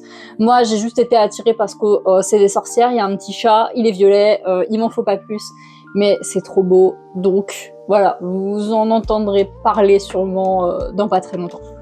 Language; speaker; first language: French; native; French